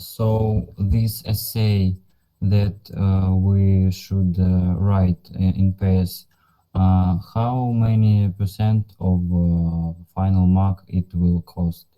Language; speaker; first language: English; non-native, learner; Russian